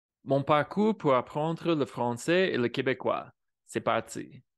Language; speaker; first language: French; non-native, fluent; English